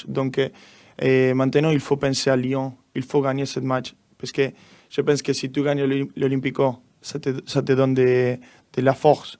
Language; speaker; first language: French; non-native, learner; Spanish